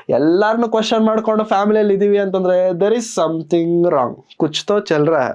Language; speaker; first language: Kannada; non-native, local second language; Telugu